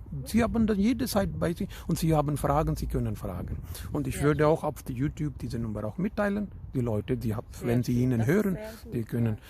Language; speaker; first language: German; non-native, fluent; Urdu